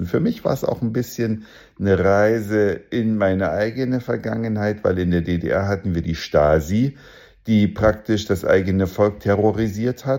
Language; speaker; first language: German; native; German